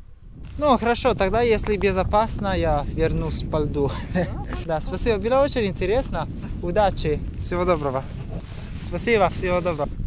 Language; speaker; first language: Russian; non-native, fluent; Italian